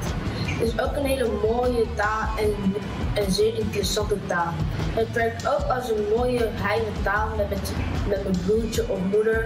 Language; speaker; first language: Dutch; early bilingual, heritage; Dutch